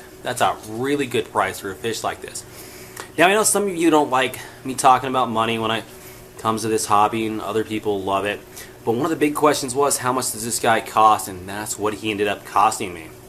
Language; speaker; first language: English; native; English